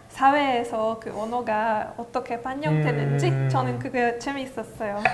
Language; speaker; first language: Korean; non-native, fluent; Hungarian